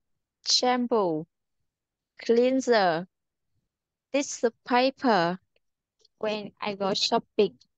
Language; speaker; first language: English; non-native, learner; Vietnamese